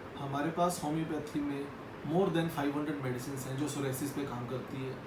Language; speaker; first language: Hindi; native; Hindi